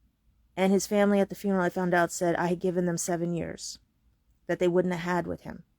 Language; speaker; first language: English; native; English